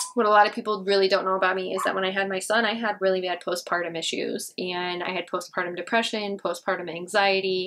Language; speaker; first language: English; native; English